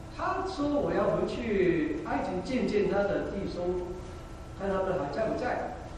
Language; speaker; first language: Chinese; non-native, local second language; Cantonese